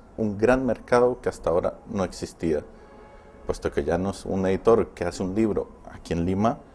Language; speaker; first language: Spanish; native; Spanish